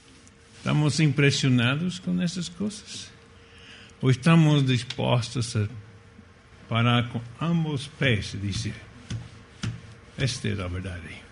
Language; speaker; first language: Portuguese; non-native, fluent; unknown